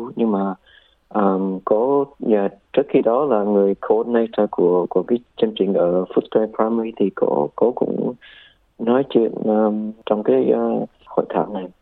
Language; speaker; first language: Vietnamese; early bilingual, heritage; Vietnamese